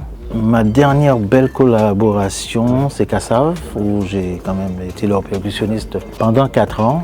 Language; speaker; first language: French; native; French